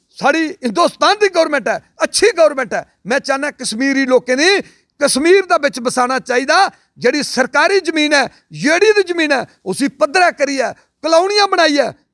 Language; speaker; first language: Punjabi; non-native, local second language; Dogri